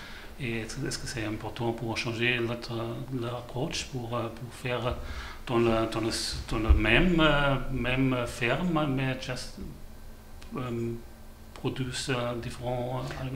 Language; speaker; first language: French; non-native, learner; German